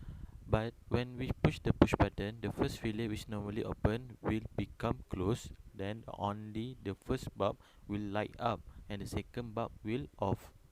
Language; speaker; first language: English; non-native, local second language; Malay